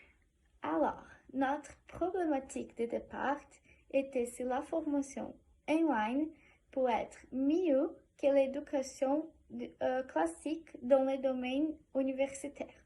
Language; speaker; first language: French; non-native, learner; Portuguese